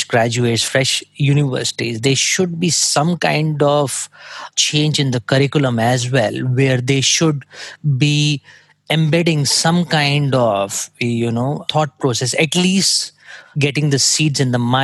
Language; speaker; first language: English; non-native, local second language; Hindi